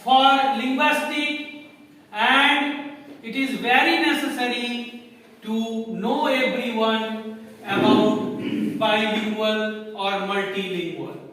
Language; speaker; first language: English; non-native, local second language; Hindi